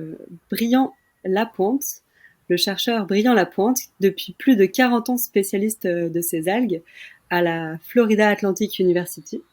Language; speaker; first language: French; native; French